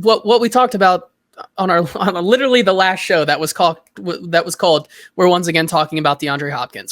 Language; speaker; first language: English; native; English